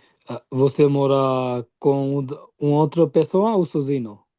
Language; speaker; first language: Portuguese; non-native, learner; Bangla